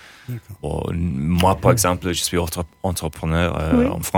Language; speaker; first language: French; non-native, fluent; English